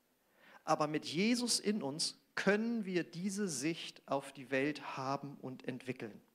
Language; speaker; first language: German; native; German